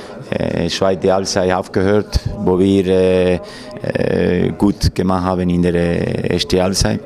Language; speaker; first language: German; non-native, fluent; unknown